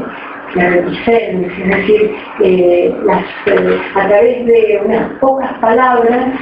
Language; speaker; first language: Spanish; native; Spanish